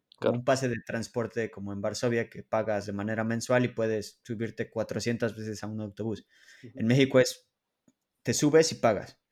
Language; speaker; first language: Spanish; native; Spanish